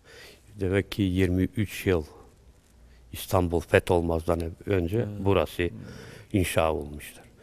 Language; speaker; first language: Turkish; early bilingual, heritage; Turkish